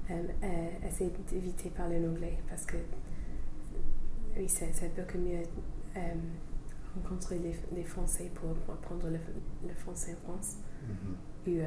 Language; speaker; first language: French; non-native, fluent; English